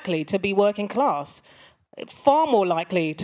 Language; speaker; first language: English; native; English